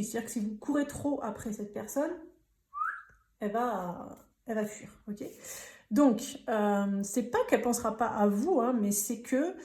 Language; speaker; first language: French; native; French